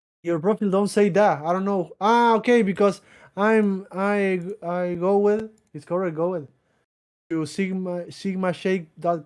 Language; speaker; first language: English; non-native, learner; Portuguese